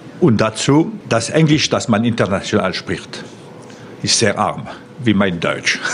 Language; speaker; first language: German; non-native, local second language; French